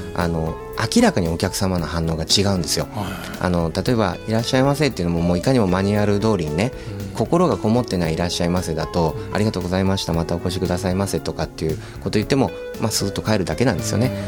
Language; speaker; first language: Japanese; native; Japanese